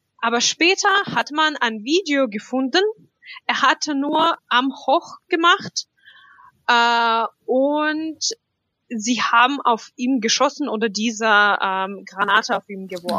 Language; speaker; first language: German; non-native, fluent; Russian